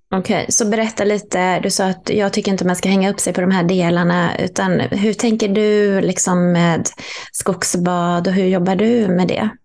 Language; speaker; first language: Swedish; native; Swedish